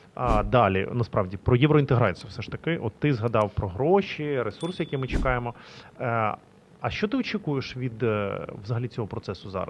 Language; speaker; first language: Ukrainian; native; Ukrainian